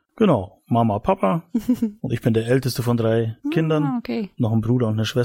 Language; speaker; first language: German; native; German